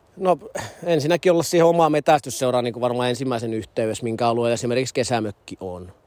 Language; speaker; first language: Finnish; native; Finnish